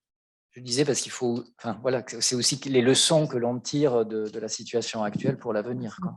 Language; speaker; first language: French; native; French